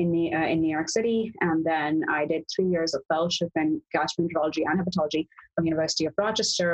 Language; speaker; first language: English; non-native, local second language; Urdu